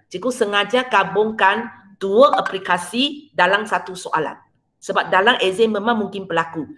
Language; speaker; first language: Malay; non-native, local second language; Chinese